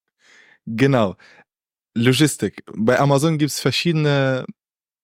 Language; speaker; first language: German; non-native, learner; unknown